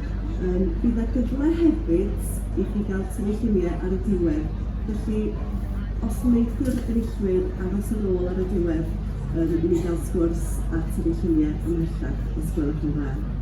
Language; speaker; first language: Welsh; native; Welsh